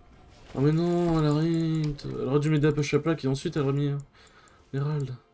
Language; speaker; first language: French; native; French